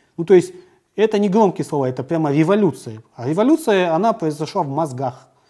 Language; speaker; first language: Russian; native; Russian